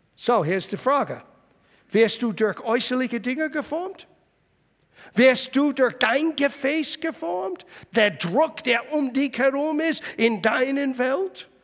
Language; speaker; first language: German; non-native, fluent; English